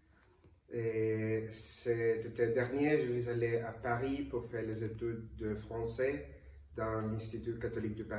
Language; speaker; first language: French; non-native, learner; Spanish